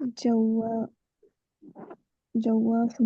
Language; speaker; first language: Arabic; non-native, learner; Urdu